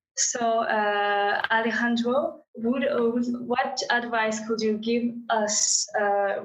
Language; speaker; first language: English; non-native, fluent; French